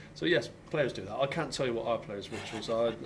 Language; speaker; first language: English; native; English